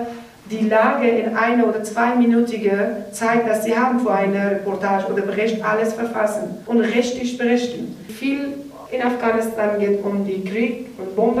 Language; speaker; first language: German; non-native, learner; Persian